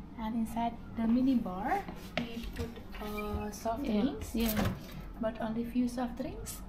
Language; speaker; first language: English; non-native, learner; Indonesian